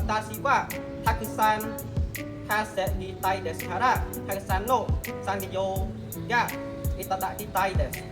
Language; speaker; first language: Japanese; non-native, learner; Khmer